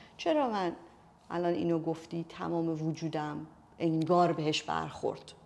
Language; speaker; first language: Persian; native; Persian